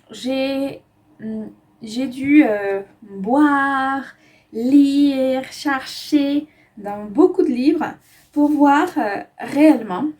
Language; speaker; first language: French; non-native, fluent; Spanish